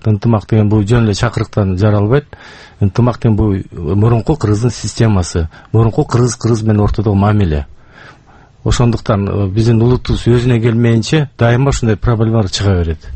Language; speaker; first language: Kyrgyz; native; Kyrgyz